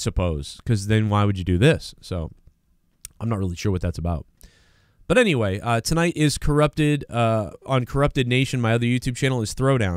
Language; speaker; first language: English; native; English